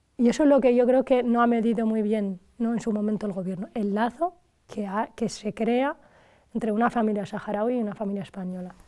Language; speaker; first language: Spanish; early bilingual, other home language; Arabic